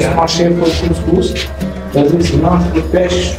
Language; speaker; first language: German; non-native, learner; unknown